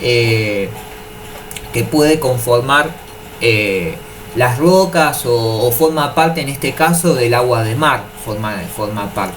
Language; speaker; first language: Spanish; native; Spanish